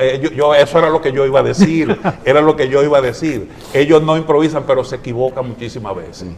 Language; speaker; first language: Spanish; native; Spanish